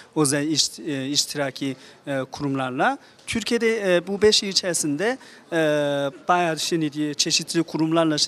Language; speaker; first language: Turkish; non-native, fluent; Chinese